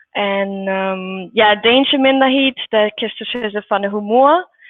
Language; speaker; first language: Dutch; non-native, learner; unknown